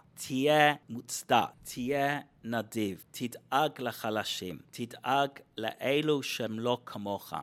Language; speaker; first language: Hebrew; non-native, fluent; English